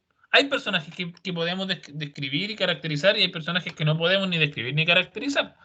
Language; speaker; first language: Spanish; native; Spanish